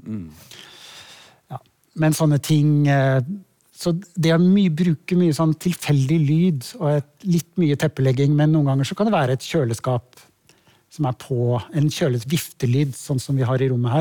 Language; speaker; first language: Norwegian; native; Norwegian